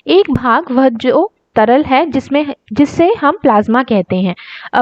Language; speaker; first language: Hindi; non-native, local second language; Tamil